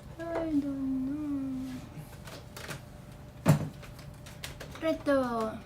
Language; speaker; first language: English; non-native, learner; Vietnamese